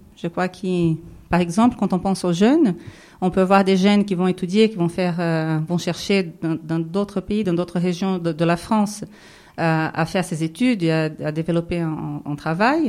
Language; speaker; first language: French; non-native, fluent; Portuguese